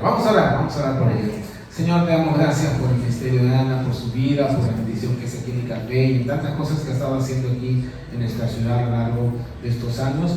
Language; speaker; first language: Spanish; native; Spanish